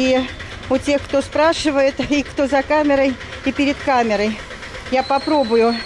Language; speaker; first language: Russian; native; Russian